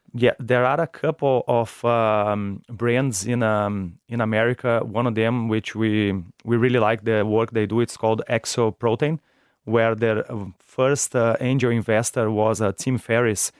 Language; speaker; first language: English; non-native, fluent; Portuguese